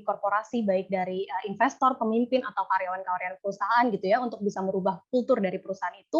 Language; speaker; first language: Indonesian; native; Indonesian